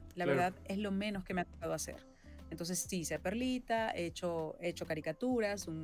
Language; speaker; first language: Spanish; native; Spanish